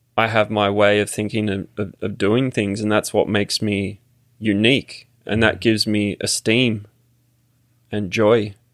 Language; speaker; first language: English; native; English